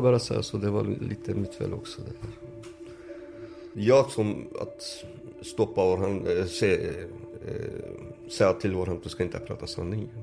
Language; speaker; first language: Swedish; early bilingual, other home language; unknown